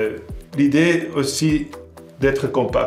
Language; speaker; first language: French; non-native, fluent; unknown